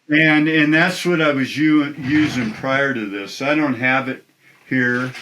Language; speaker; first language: English; native; English